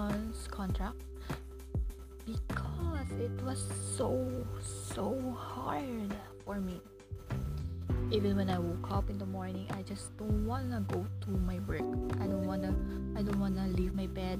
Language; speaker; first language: English; non-native, local second language; Filipino